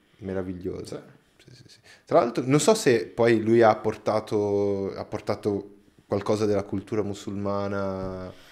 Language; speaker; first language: Italian; non-native, fluent; Portuguese